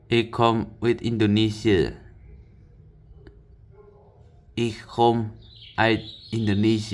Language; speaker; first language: Dutch; non-native, learner; Indonesian